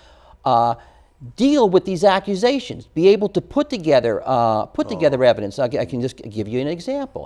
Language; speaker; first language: English; native; English